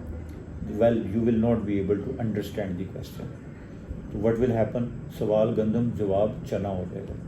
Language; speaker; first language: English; non-native, local second language; Urdu